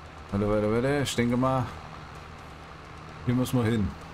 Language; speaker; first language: German; native; German